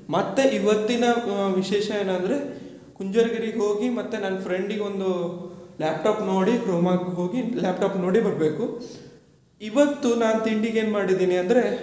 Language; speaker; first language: Kannada; native; Kannada